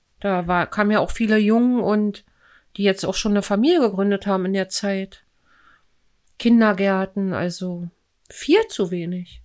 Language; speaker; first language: German; native; German